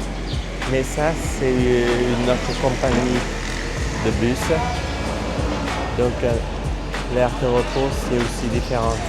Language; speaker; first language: French; non-native, fluent; Vietnamese